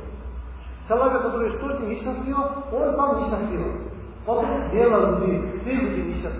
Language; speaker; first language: Russian; non-native, learner; Tibetan